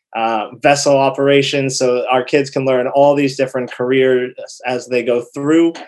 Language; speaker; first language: English; native; English